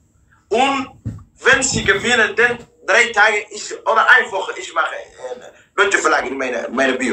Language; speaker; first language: German; non-native, learner; Somali